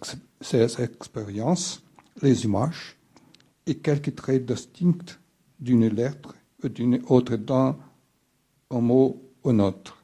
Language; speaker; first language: French; non-native, fluent; Portuguese